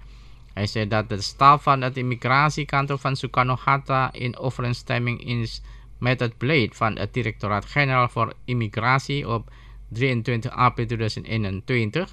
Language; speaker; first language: Dutch; non-native, fluent; Indonesian